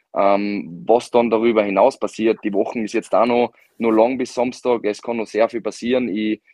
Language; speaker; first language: German; native; German